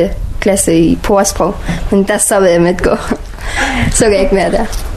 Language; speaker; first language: Danish; early bilingual, other home language; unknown